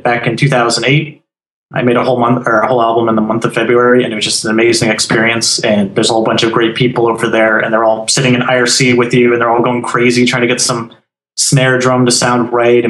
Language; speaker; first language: English; native; English